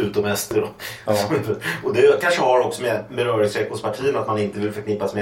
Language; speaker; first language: Swedish; native; Swedish